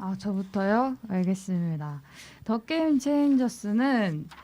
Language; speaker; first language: Korean; native; Korean